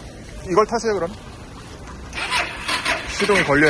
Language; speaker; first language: Korean; native; Korean